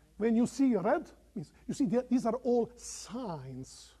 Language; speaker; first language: English; non-native, fluent; Croatian